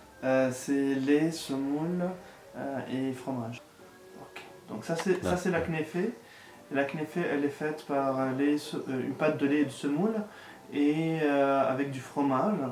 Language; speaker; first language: French; non-native, local second language; Arabic